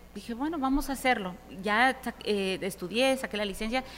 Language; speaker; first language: Spanish; early bilingual, heritage; Spanish